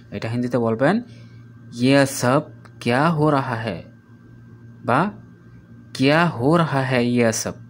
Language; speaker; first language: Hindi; non-native, learner; Bangla